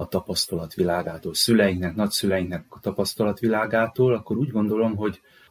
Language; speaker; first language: Hungarian; native; Hungarian